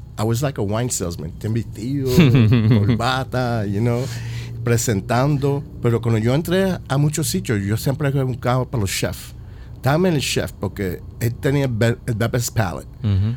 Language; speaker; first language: Spanish; early bilingual, heritage; Spanish